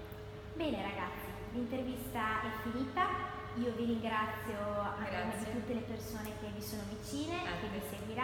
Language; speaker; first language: Italian; native; Italian